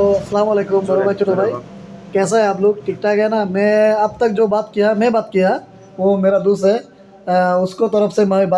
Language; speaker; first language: Hindi; non-native, fluent; Bangla